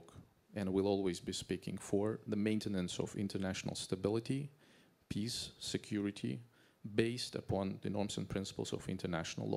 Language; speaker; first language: English; non-native, fluent; Azerbaijani